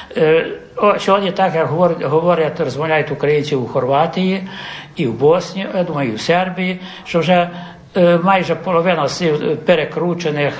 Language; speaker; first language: Ukrainian; early bilingual, heritage; Ukrainian